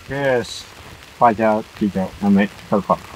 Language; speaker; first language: Chinese; non-native, fluent; Slovak